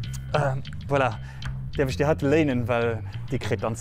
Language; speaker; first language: German; non-native, local second language; Luxembourgish